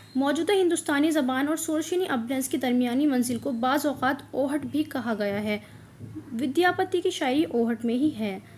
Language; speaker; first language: Urdu; native; Urdu